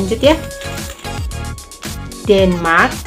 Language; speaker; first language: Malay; non-native, local second language; Javanese